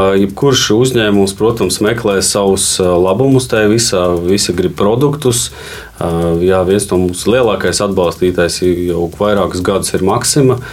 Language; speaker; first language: Latvian; non-native, local second language; Russian